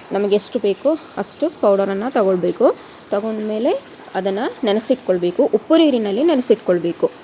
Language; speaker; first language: Kannada; non-native, local second language; Kodava